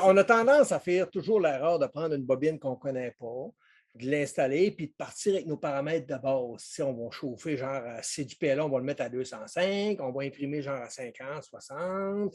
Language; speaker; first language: French; native; French